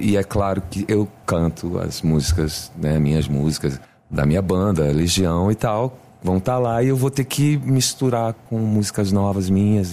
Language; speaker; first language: Portuguese; native; Portuguese